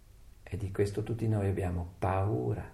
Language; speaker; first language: Italian; native; Italian